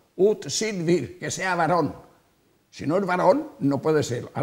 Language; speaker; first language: Spanish; non-native, local second language; Catalan